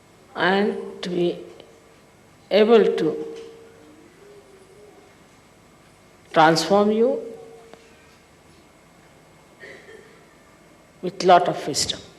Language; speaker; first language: English; non-native, local second language; Hindi